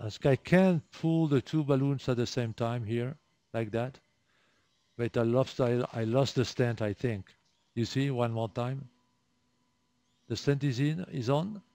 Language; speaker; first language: English; non-native, fluent; French